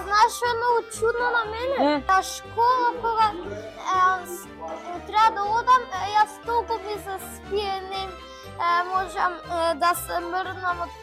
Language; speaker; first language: Macedonian; early bilingual, heritage; Macedonian